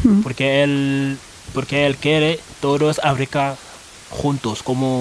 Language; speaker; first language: Spanish; non-native, learner; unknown